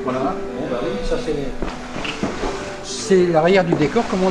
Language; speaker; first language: French; native; French